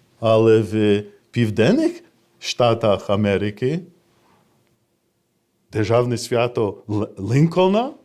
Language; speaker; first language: Ukrainian; non-native, fluent; English